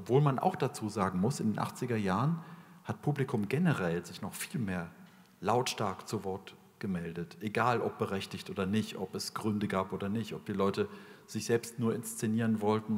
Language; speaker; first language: German; native; German